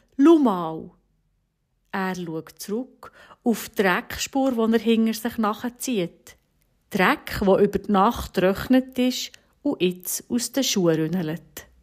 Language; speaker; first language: German; native; German